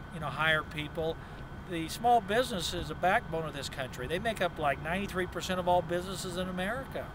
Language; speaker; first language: English; native; English